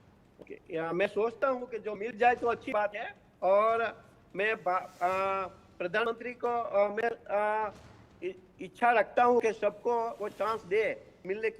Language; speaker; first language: Hindi; non-native, local second language; Gujarati